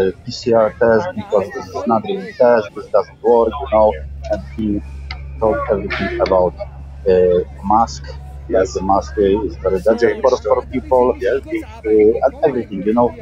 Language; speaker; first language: English; non-native, learner; Polish